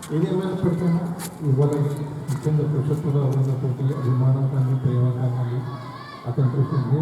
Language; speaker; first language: Telugu; non-native, local second language; Urdu